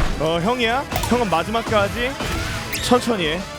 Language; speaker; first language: Korean; native; Korean